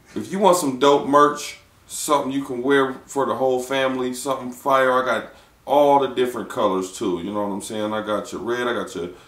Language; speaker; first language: English; native; English